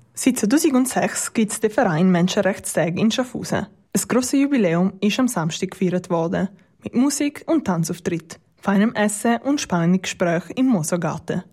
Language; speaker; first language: German; native; German